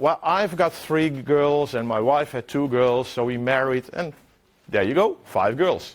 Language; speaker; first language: English; non-native, fluent; Dutch